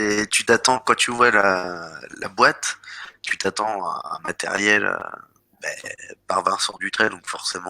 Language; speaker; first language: French; native; French